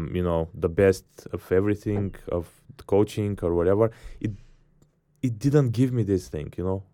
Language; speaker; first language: English; non-native, fluent; Bulgarian